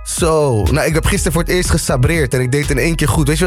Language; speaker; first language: Dutch; native; Dutch